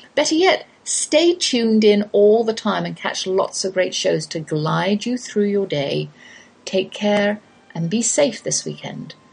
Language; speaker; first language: English; native; English